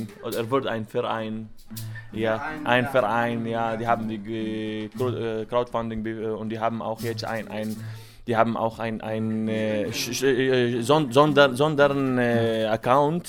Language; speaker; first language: German; non-native, learner; Arabic